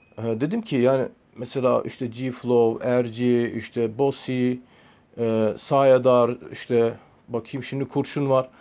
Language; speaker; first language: Turkish; early bilingual, heritage; Turkish